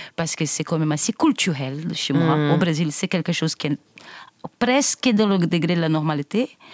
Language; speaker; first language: French; non-native, fluent; Portuguese